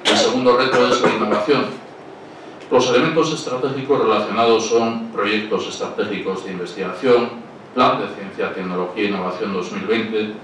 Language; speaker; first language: Spanish; native; Spanish